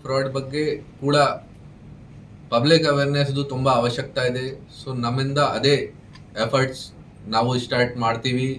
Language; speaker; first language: Kannada; non-native, local second language; Hindi